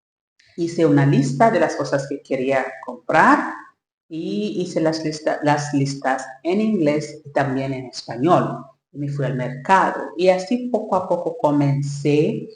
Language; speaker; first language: Spanish; non-native, learner; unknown